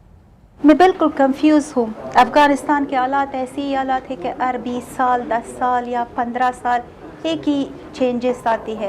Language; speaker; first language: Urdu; non-native, fluent; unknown